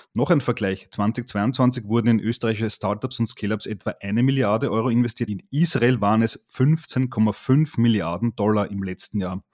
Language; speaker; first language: German; native; German